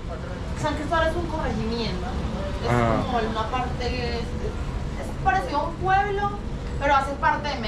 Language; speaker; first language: Spanish; native; Spanish